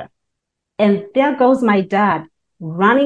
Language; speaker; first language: English; non-native, local second language; Kikuyu